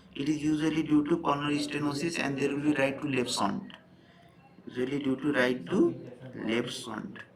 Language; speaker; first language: English; non-native, local second language; Nepali